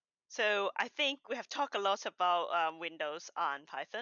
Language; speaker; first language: English; non-native, local second language; Cantonese